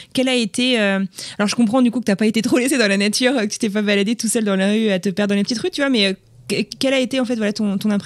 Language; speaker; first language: French; native; French